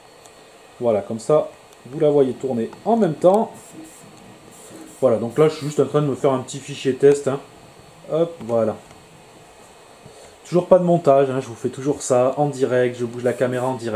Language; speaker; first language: French; native; French